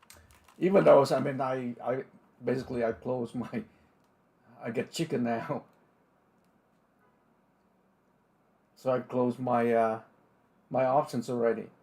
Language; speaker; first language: English; non-native, fluent; Vietnamese